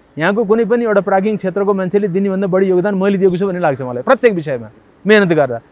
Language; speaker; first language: Nepali; native; Nepali